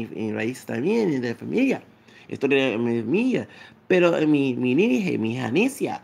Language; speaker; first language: Spanish; non-native, learner; English